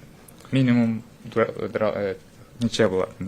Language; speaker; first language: Russian; non-native, fluent; Uzbek